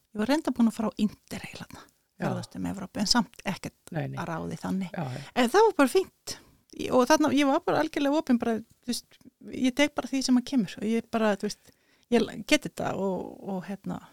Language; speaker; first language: Icelandic; non-native, fluent; Finnish